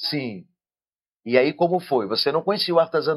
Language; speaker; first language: Portuguese; native; Portuguese